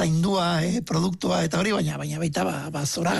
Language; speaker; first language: Basque; native; Basque